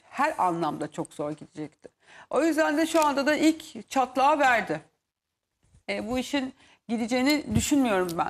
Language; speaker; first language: Turkish; native; Turkish